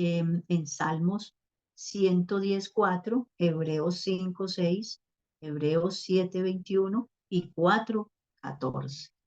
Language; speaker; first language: Spanish; native; Spanish